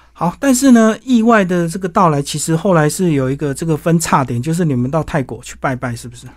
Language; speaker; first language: Chinese; native; Chinese